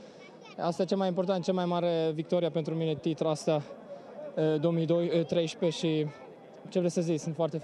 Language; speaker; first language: Romanian; non-native, learner; Polish